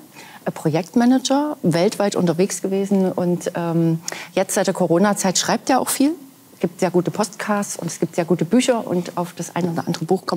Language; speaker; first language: German; native; German